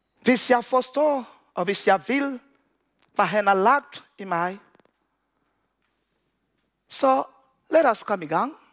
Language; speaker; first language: Danish; non-native, learner; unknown